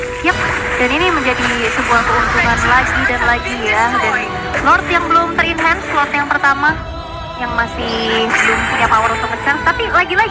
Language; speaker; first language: Indonesian; native; Indonesian